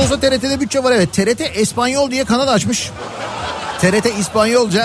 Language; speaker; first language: Turkish; native; Turkish